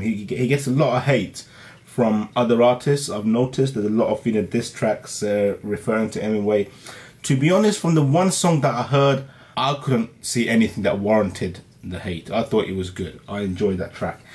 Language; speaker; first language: English; early bilingual, other home language; Urdu